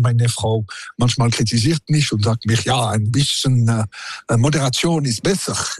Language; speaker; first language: German; non-native, local second language; French